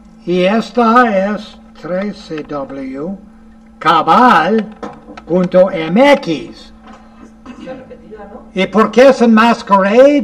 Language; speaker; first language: Spanish; non-native, fluent; English